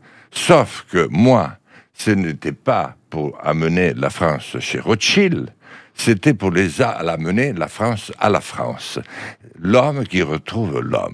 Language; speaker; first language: French; native; French